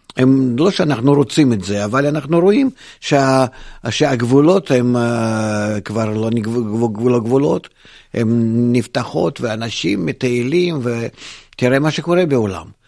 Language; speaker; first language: Hebrew; non-native, fluent; Russian